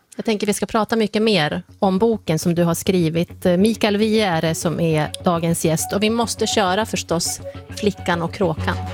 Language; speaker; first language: Swedish; early bilingual, other home language; Bosnian